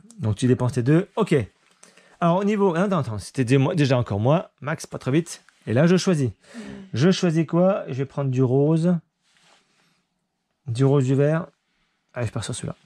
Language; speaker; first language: French; native; French